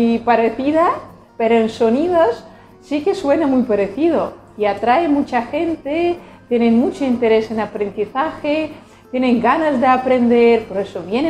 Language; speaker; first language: Spanish; non-native, fluent; Russian